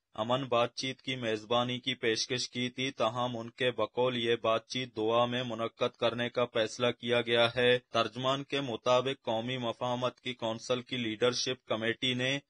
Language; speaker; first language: Urdu; non-native, local second language; Baluchi